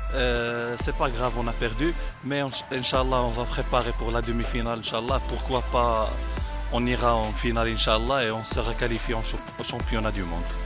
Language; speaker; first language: French; non-native, local second language; Arabic